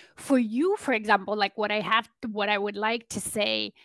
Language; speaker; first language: English; non-native, fluent; Polish